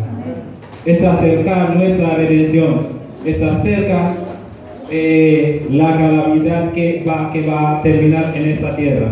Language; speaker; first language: Spanish; non-native, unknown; Haitian Creole